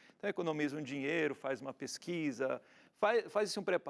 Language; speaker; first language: Portuguese; native; Portuguese